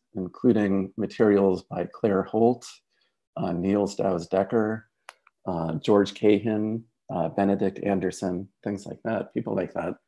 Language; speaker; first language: English; native; English